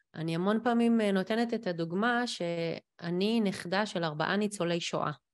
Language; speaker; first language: Hebrew; native; Hebrew